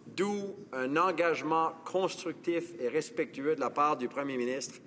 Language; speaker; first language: French; non-native, local second language; English